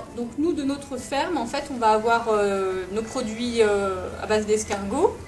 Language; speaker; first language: French; native; French